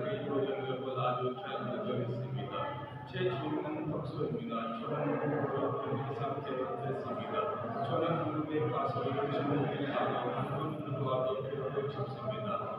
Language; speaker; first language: Korean; non-native, learner; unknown